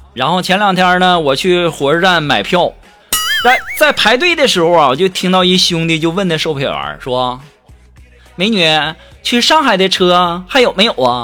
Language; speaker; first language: Chinese; native; Chinese